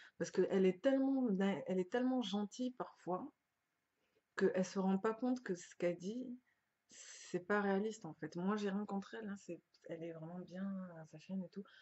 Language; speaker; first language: French; early bilingual, other home language; Lingala